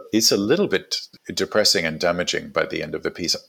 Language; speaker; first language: English; native; English